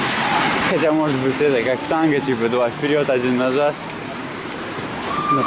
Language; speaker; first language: Russian; native; Russian